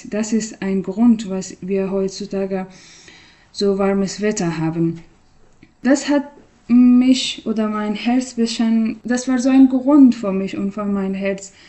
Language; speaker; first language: German; non-native, learner; Persian